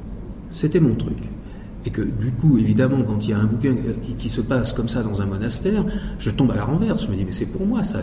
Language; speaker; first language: French; native; French